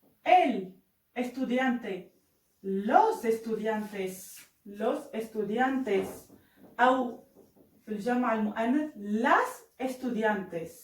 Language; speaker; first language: Spanish; non-native, fluent; Arabic